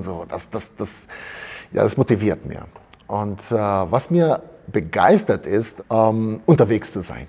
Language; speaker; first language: German; early bilingual, heritage; German